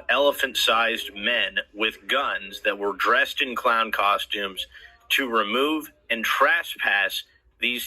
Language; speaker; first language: English; native; English